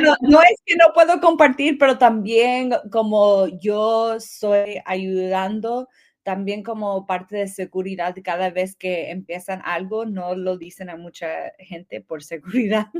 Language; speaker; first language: Spanish; early bilingual, heritage; English